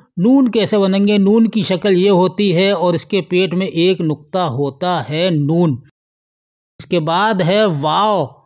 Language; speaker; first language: Hindi; native; Hindi